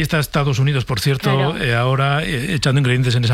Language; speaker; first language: Spanish; native; Spanish